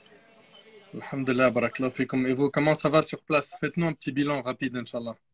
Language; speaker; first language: French; native; French